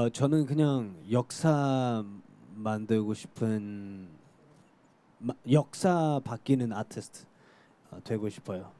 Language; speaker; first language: Korean; non-native, fluent; Cantonese